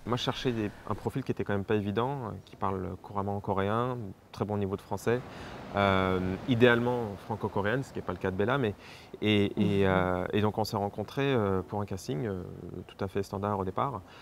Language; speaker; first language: French; native; French